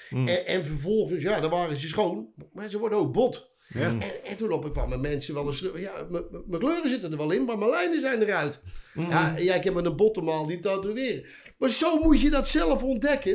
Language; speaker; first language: Dutch; native; Dutch